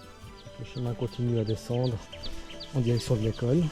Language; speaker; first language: French; native; French